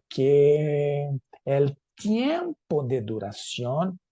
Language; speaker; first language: Spanish; non-native, fluent; Portuguese